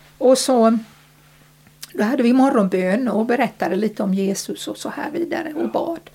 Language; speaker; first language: Swedish; early bilingual, other home language; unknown